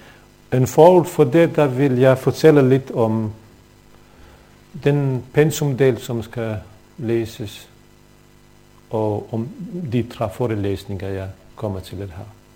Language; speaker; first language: Danish; non-native, fluent; Bosnian